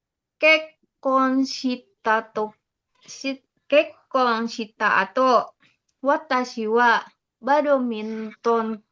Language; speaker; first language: Japanese; non-native, learner; Indonesian